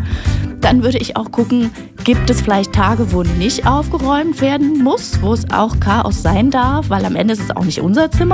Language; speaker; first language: German; native; German